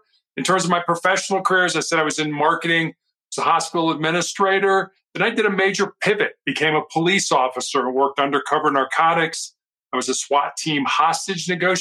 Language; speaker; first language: English; native; English